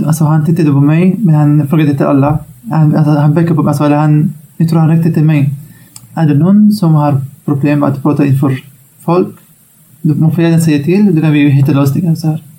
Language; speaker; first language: Swedish; non-native, fluent; Arabic